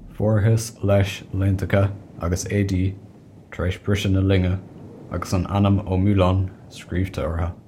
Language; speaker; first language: Irish; native; Irish